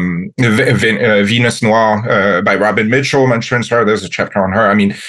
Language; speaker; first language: English; non-native, fluent; French